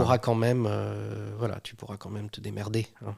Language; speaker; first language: French; native; French